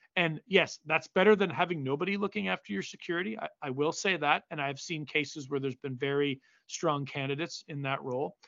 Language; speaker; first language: English; native; English